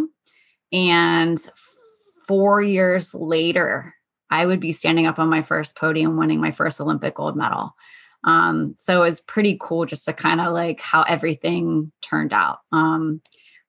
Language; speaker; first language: English; native; English